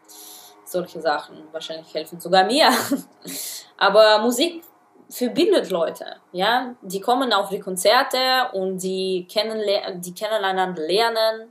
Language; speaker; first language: German; non-native, fluent; Russian